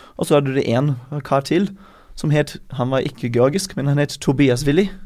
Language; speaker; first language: Norwegian; non-native, fluent; German